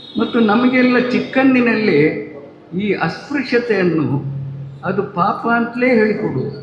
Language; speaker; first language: Kannada; non-native, local second language; Tulu